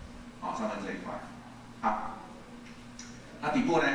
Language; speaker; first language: Chinese; native; Chinese